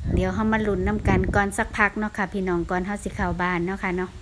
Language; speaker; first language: Thai; native; Thai